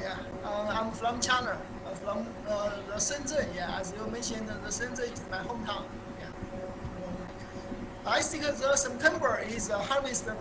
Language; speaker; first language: English; non-native, learner; Chinese